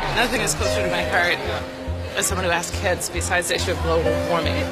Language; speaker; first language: English; native; English